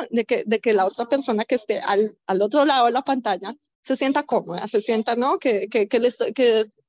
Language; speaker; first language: Spanish; native; Spanish